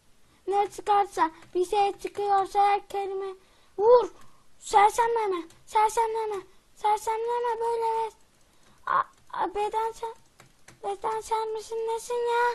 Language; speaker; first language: Turkish; native; Turkish